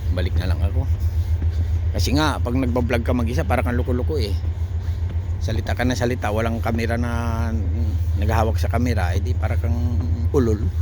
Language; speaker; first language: Filipino; native; Filipino